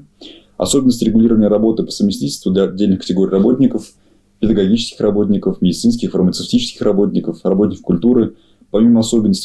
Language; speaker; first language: Russian; native; Russian